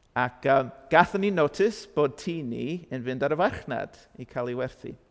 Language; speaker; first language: Welsh; non-native, fluent; English